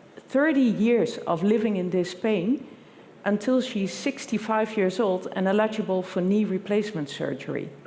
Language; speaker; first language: English; non-native, fluent; Dutch